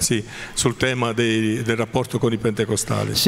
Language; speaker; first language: Italian; native; Italian